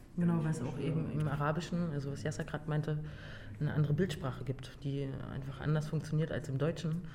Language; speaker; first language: German; native; German